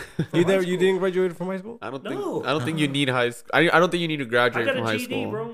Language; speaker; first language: English; early bilingual, other home language; Spanish